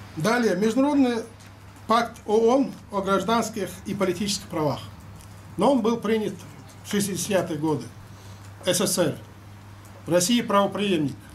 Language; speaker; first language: Russian; non-native, local second language; Chechen